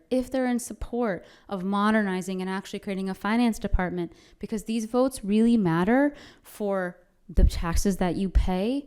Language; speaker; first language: English; native; English